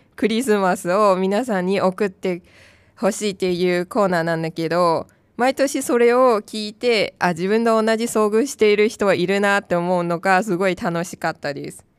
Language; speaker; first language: Japanese; non-native, fluent; Chinese